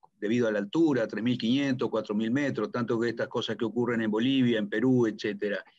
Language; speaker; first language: Spanish; native; Spanish